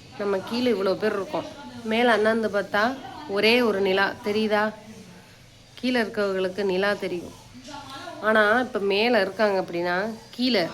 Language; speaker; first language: Tamil; native; Tamil